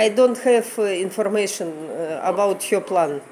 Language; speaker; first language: English; non-native, learner; Russian